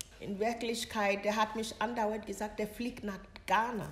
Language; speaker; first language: German; non-native, learner; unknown